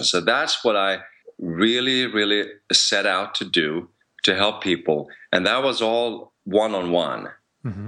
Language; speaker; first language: English; non-native, fluent; Swedish